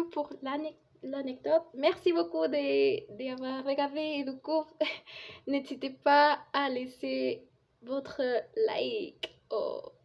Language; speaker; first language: French; non-native, fluent; Spanish